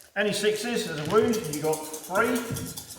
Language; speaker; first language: English; native; English